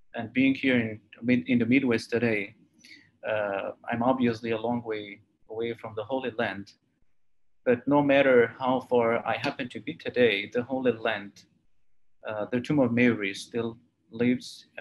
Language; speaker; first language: English; non-native, fluent; Armenian